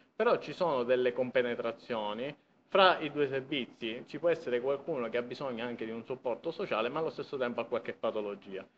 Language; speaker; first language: Italian; native; Italian